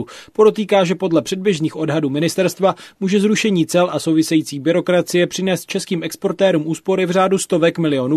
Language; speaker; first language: Czech; native; Czech